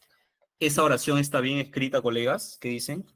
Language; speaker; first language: Spanish; native; Spanish